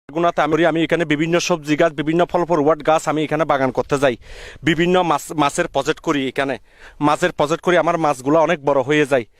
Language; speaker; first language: Bangla; native; Bangla